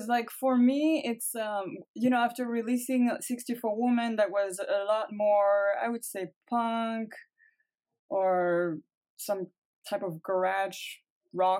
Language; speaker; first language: English; non-native, fluent; French